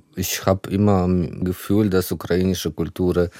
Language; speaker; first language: German; non-native, fluent; Ukrainian